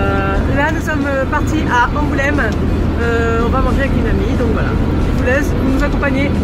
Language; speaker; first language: French; native; French